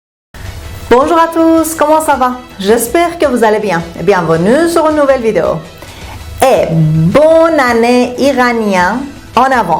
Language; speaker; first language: French; non-native, fluent; Persian